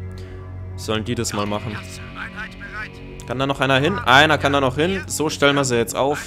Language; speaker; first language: German; native; German